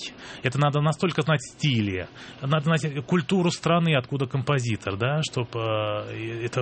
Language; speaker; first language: Russian; native; Russian